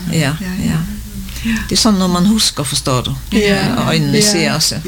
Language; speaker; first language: Danish; non-native, local second language; Faroese